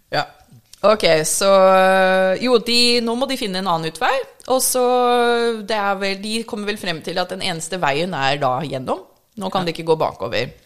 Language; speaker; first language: Norwegian; early bilingual, other home language; English